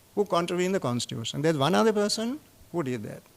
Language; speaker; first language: English; non-native, local second language; Sinhala